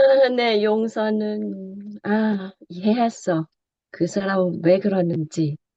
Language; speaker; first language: Korean; non-native, learner; Thai